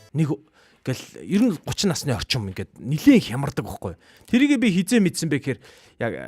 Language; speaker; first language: Mongolian; native; Mongolian